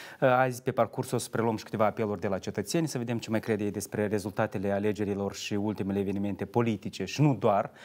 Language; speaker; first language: Romanian; native; Romanian